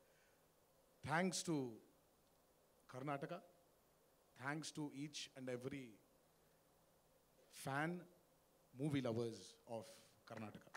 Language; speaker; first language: Kannada; early bilingual, heritage; Telugu